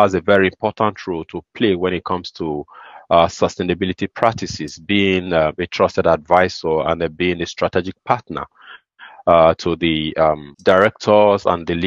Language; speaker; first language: English; non-native, local second language; Igbo